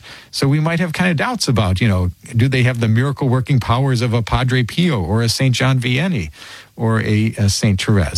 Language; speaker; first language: English; native; English